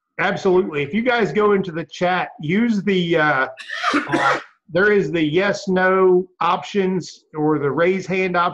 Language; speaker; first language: English; native; English